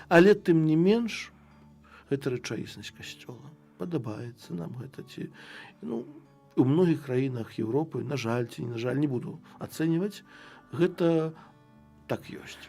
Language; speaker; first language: Belarusian; non-native, local second language; Russian